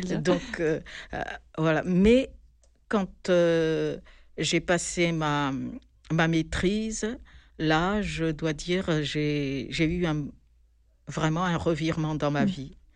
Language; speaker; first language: French; non-native, local second language; Malagasy